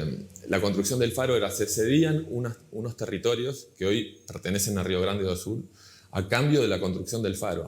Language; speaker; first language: Spanish; native; Spanish